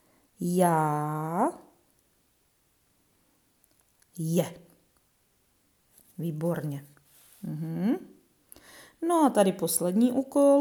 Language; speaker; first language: Czech; native; Czech